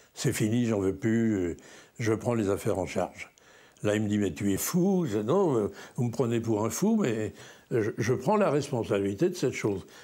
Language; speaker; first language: French; native; French